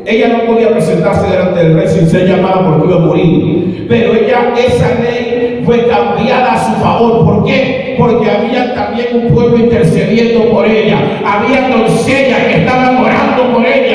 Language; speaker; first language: Spanish; native; Spanish